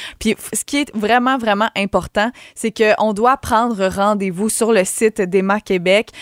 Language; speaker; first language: French; native; French